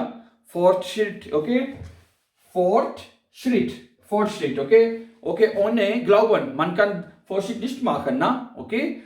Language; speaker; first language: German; non-native, learner; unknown